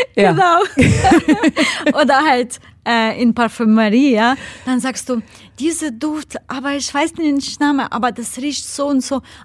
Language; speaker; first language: German; non-native, fluent; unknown